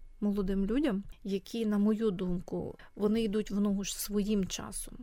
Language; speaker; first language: Ukrainian; native; Ukrainian